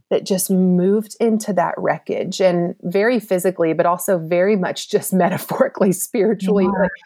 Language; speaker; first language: English; native; English